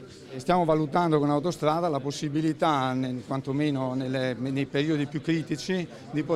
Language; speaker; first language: Italian; native; Italian